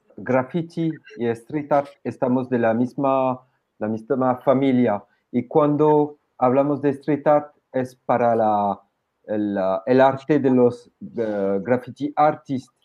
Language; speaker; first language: Spanish; non-native, fluent; French